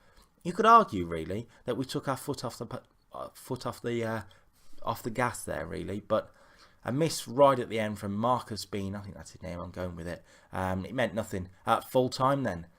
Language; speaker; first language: English; native; English